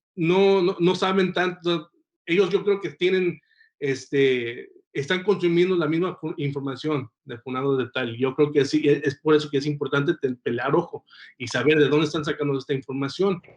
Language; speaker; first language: Spanish; early bilingual, heritage; Spanish